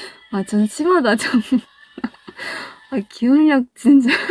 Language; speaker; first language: Korean; non-native, fluent; Japanese